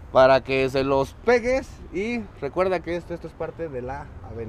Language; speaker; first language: Spanish; native; Spanish